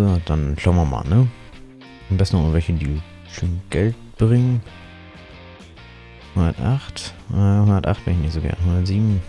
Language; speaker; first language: German; native; German